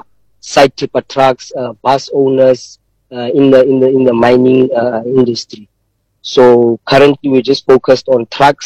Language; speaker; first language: English; non-native, local second language; Tswana